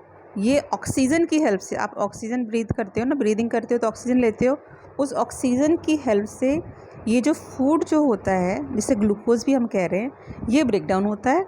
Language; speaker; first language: Hindi; native; Hindi